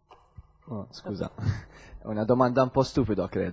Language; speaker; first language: Italian; non-native, learner; Maltese